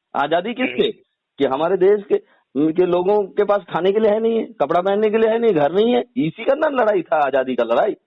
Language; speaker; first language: Hindi; native; Hindi